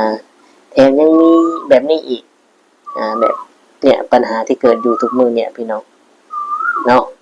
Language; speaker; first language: Thai; non-native, local second language; Northeastern Thai